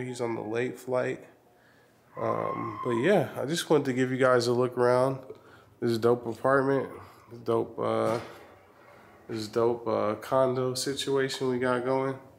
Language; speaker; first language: English; native; English